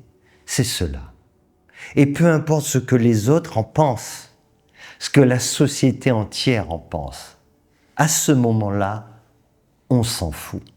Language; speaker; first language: French; native; French